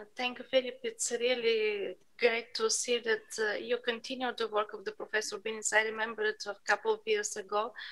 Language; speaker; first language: English; non-native, fluent; Bulgarian